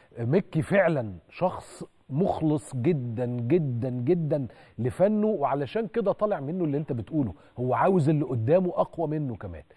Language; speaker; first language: Arabic; native; Arabic